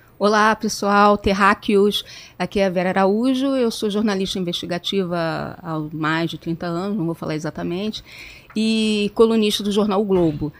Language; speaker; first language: Portuguese; native; Portuguese